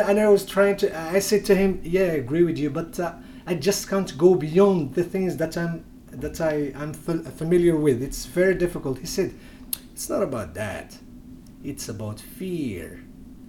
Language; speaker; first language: English; non-native, fluent; Berber languages